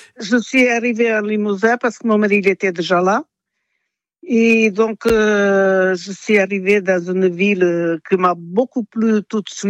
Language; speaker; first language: French; non-native, fluent; Portuguese